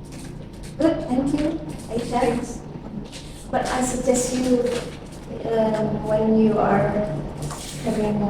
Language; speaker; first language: English; non-native, fluent; Indonesian